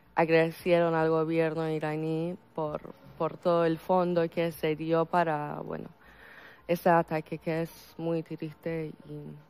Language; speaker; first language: Spanish; non-native, fluent; Persian